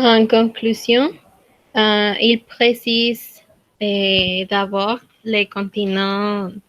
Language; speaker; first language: French; non-native, learner; Spanish